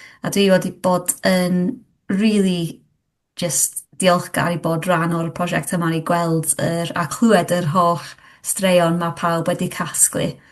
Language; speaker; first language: Welsh; non-native, local second language; English